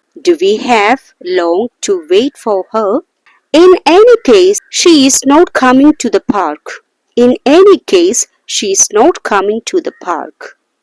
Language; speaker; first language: English; non-native, local second language; Malayalam